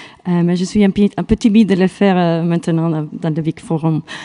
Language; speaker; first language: French; non-native, learner; Spanish